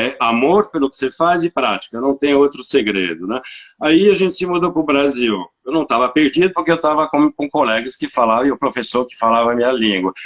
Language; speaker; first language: Portuguese; non-native, fluent; French